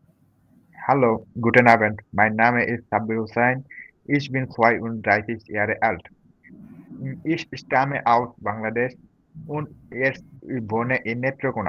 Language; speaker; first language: German; non-native, learner; Bangla